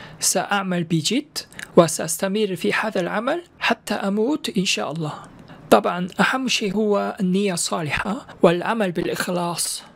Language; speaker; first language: Arabic; non-native, fluent; Korean